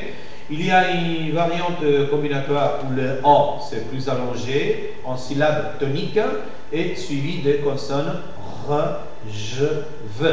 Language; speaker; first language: French; non-native, fluent; Spanish